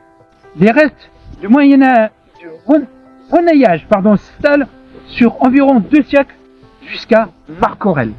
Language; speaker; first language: French; native; French